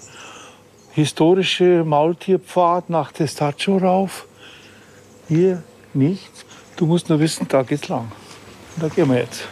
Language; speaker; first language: German; native; German